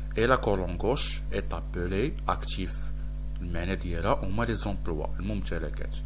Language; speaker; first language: French; non-native, local second language; Arabic